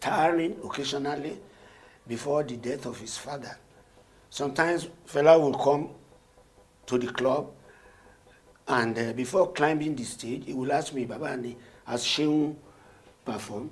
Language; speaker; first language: English; non-native, local second language; Yoruba